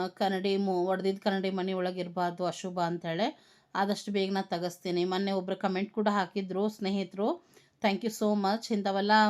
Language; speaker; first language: Kannada; native; Kannada